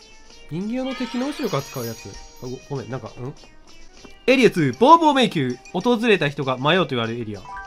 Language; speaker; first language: Japanese; native; Japanese